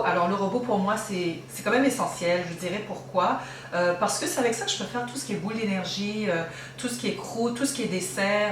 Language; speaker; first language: French; native; French